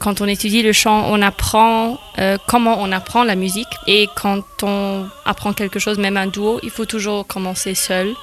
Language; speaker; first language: French; non-native, fluent; German